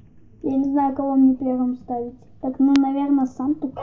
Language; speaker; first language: Russian; native; Russian